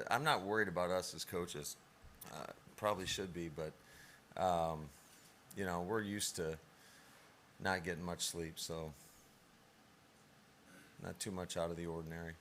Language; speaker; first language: English; native; English